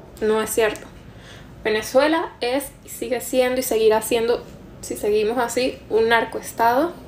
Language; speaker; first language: Spanish; native; Spanish